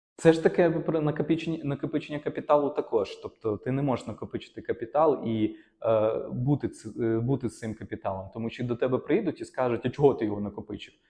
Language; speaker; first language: Ukrainian; non-native, local second language; Russian